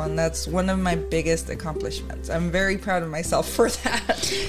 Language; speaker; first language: English; early bilingual, other home language; Spanish